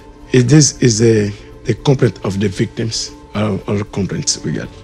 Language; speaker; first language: English; non-native, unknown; Haitian Creole